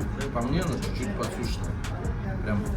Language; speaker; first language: Russian; native; Russian